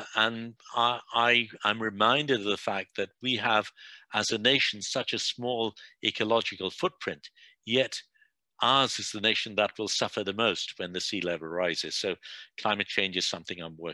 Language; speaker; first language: English; non-native, local second language; Bangla